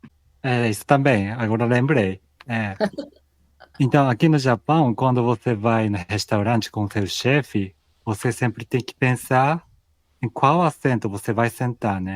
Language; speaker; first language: Portuguese; non-native, fluent; Japanese